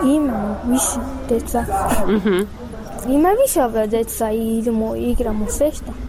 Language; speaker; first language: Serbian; non-native, learner; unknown